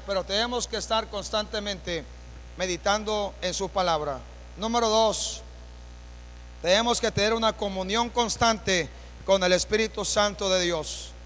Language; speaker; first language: Spanish; native; Spanish